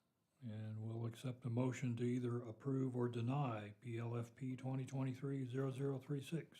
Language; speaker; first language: English; native; English